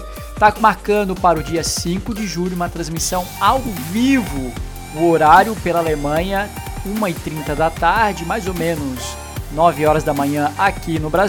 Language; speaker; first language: Portuguese; native; Portuguese